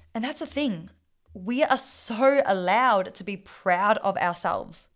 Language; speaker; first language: English; non-native, local second language; Vietnamese